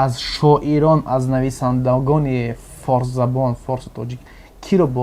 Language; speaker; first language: Persian; native; Persian